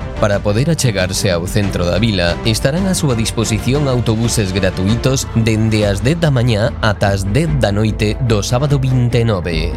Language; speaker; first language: Galician; native; Galician